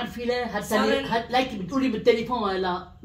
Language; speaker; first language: Arabic; native; Arabic